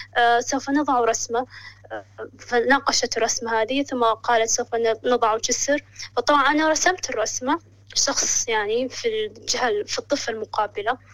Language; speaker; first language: Arabic; non-native, local second language; Somali